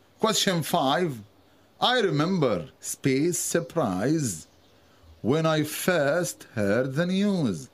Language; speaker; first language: English; non-native, fluent; Arabic